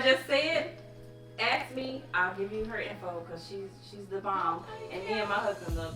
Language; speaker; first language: English; native; English